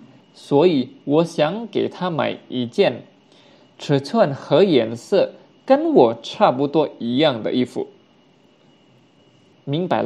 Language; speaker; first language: Chinese; non-native, fluent; Indonesian